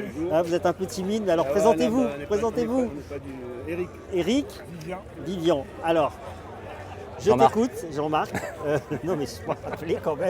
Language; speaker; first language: French; native; French